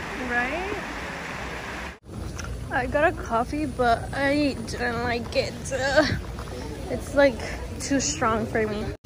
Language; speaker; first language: English; early bilingual, other home language; Spanish